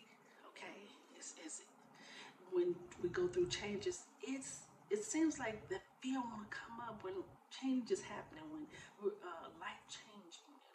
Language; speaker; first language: English; native; English